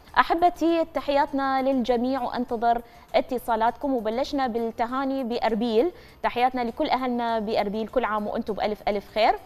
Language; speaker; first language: Arabic; native; Arabic